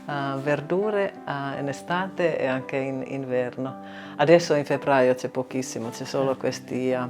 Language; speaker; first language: Italian; non-native, learner; Finnish